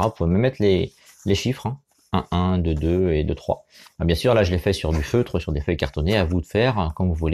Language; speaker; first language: French; native; French